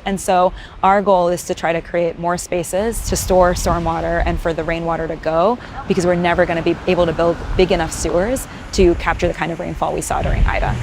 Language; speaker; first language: English; native; English